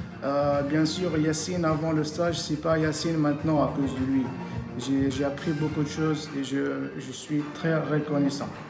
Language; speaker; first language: French; non-native, local second language; Arabic